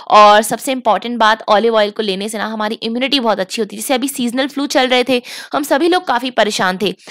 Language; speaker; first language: Hindi; native; Hindi